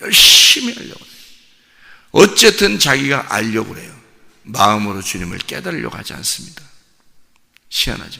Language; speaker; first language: Korean; native; Korean